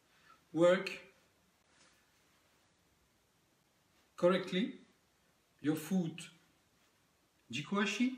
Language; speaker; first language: English; non-native, learner; French